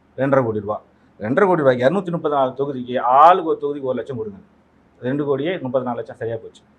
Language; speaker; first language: Tamil; non-native, local second language; Telugu